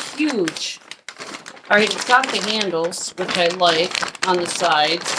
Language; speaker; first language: English; native; English